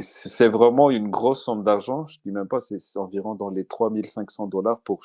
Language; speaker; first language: French; non-native, local second language; Malagasy